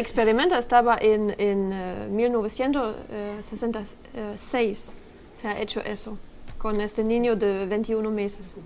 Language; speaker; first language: Spanish; non-native, learner; French